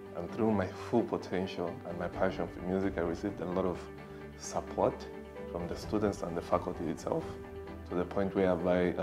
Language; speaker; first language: English; non-native, fluent; Portuguese